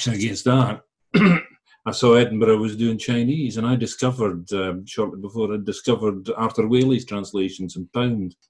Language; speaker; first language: English; early bilingual, other home language; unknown